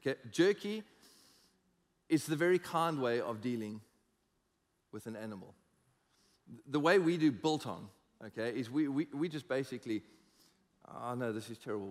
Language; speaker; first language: English; native; English